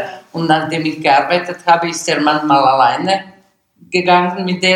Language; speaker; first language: German; non-native, learner; Bosnian